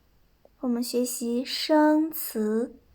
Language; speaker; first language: Chinese; non-native, fluent; Kyrgyz